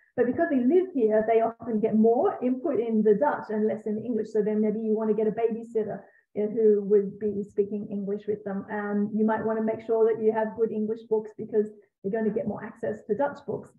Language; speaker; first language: English; native; English